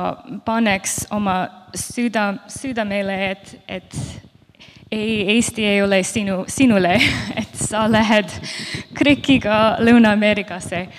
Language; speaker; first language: Estonian; non-native, learner; Finnish